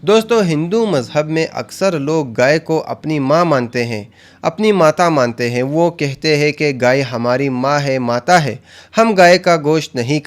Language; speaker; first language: Hindi; native; Hindi